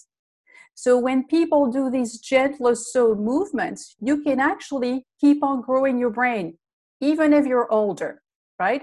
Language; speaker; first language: English; non-native, fluent; French